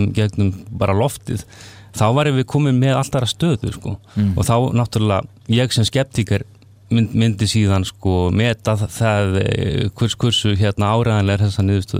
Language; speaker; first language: Icelandic; native; Icelandic